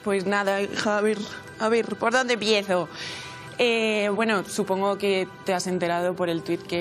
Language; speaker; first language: Spanish; native; Spanish